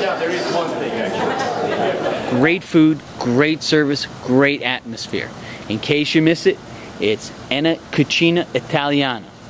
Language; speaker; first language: English; native; English